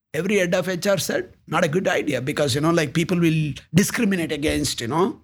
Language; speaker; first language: English; non-native, local second language; Kannada